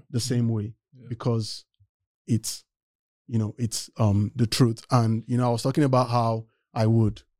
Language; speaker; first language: English; non-native, local second language; Yoruba